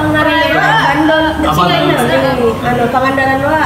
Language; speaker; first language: Japanese; non-native, learner; Indonesian